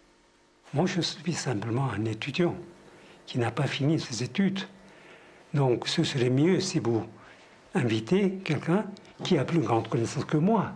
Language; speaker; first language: French; non-native, fluent; Tibetan